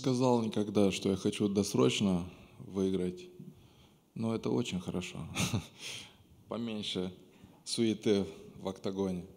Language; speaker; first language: Russian; non-native, local second language; Romanian